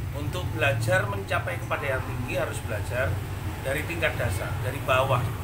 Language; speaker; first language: Indonesian; non-native, local second language; Madurese